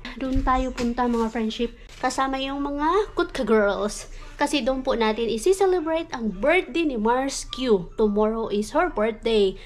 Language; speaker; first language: Filipino; non-native, local second language; Cebuano